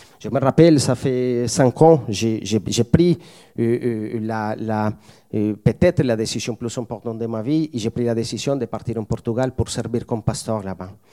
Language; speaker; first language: French; non-native, fluent; Spanish